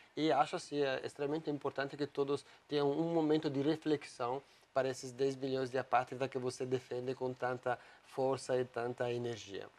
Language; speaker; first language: Portuguese; non-native, fluent; Italian